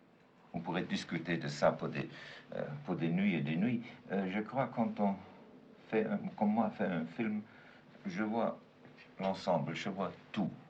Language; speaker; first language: French; non-native, fluent; German